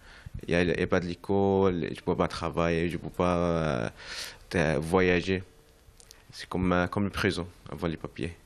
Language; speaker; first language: French; non-native, learner; Arabic